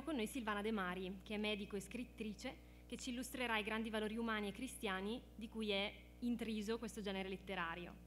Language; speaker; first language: Italian; native; Italian